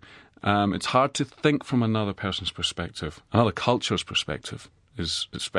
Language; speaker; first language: English; native; English